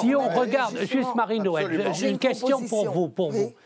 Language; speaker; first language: French; native; French